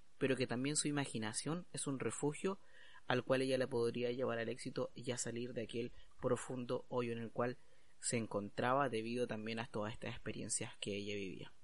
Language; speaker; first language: Spanish; native; Spanish